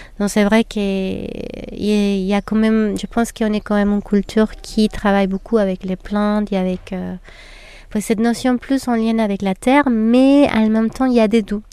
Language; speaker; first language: French; non-native, fluent; Spanish